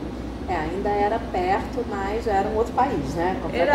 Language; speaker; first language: Portuguese; native; Portuguese